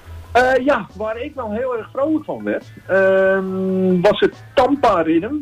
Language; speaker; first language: Dutch; native; Dutch